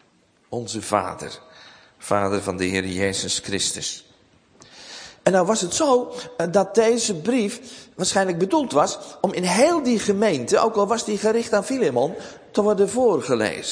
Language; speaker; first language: Dutch; native; Dutch